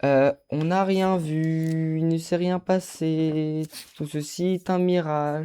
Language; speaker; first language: French; native; French